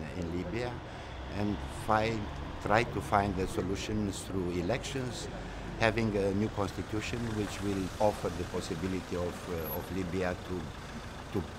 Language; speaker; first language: English; non-native, fluent; Romanian